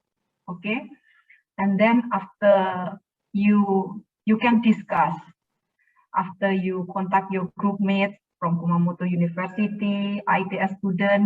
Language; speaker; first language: English; non-native, fluent; Indonesian